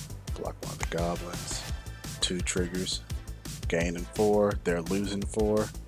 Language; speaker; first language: English; native; English